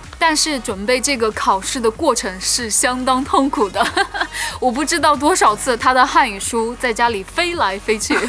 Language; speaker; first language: Chinese; native; Chinese